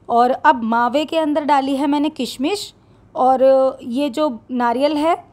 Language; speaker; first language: Hindi; native; Hindi